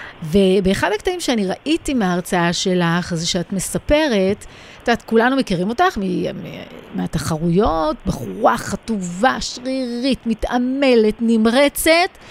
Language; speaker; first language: Hebrew; native; Hebrew